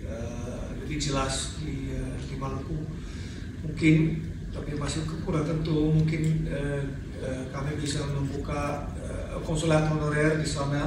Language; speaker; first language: Indonesian; non-native, fluent; Dutch